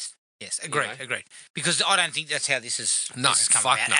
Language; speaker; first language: English; native; English